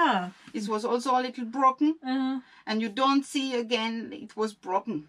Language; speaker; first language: English; non-native, learner; French